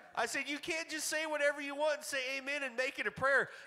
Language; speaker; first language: English; native; English